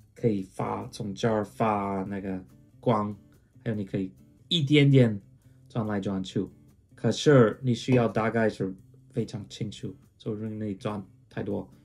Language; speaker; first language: Chinese; non-native, fluent; English